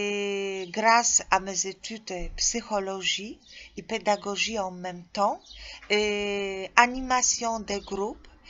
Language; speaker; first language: French; non-native, fluent; Polish